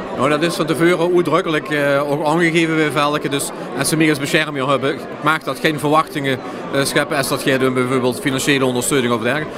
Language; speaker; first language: Dutch; native; Dutch